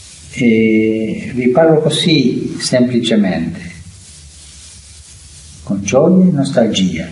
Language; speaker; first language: Italian; non-native, fluent; Spanish